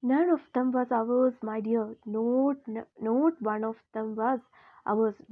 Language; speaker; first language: English; non-native, local second language; Malayalam